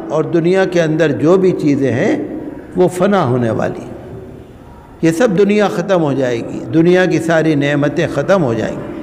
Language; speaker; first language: Urdu; native; Urdu